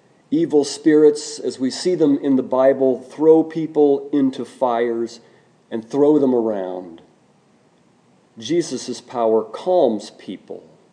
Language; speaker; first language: English; native; English